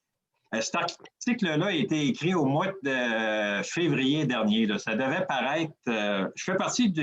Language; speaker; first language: French; native; French